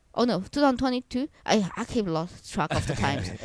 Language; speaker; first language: English; non-native, fluent; Chinese